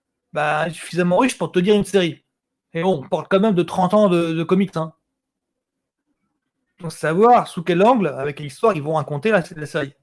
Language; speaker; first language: French; native; French